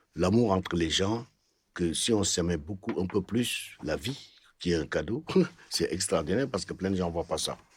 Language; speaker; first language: French; non-native, local second language; Wolof